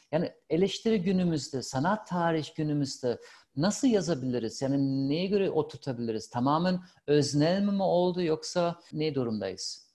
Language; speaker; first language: Turkish; non-native, fluent; German